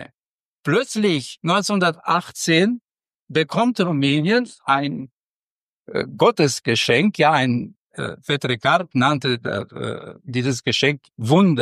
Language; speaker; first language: German; non-native, fluent; Romanian